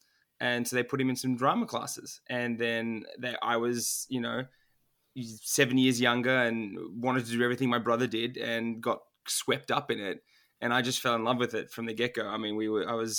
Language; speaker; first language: English; non-native, local second language; Turkish